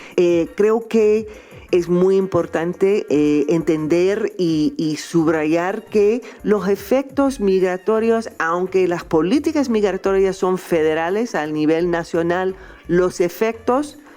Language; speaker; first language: Spanish; non-native, fluent; English